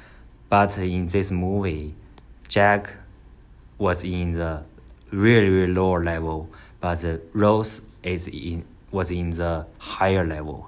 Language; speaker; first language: English; non-native, learner; Chinese